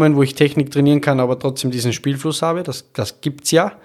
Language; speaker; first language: German; native; German